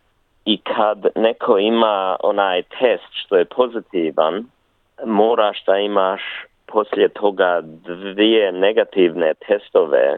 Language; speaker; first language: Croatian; early bilingual, heritage; Bosnian